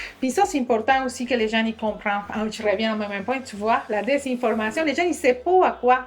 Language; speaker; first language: French; non-native, fluent; Spanish